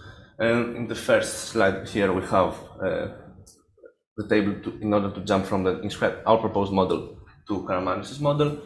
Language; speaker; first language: English; non-native, fluent; Greek